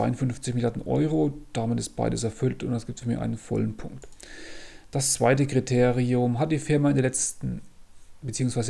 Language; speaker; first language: German; native; German